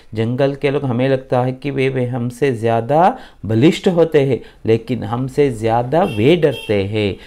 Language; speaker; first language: Hindi; non-native, local second language; Kannada